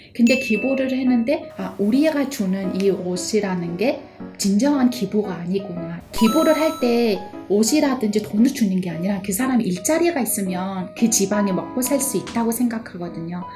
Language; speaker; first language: Korean; early bilingual, other home language; Mongolian